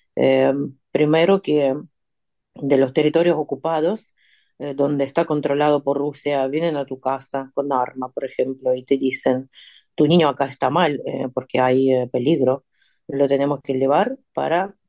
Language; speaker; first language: Spanish; non-native, fluent; Ukrainian